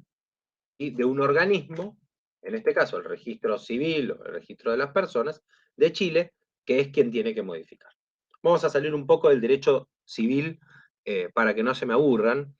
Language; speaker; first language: Spanish; native; Spanish